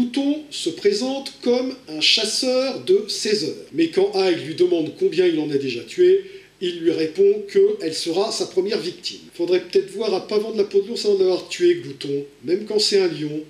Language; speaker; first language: French; native; French